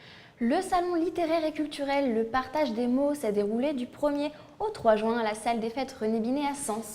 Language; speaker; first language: French; native; French